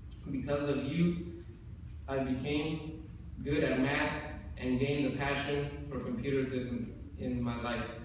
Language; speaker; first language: English; early bilingual, other home language; Spanish